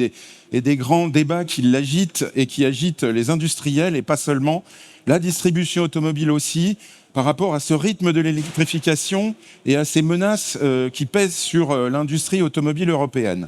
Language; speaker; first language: French; native; French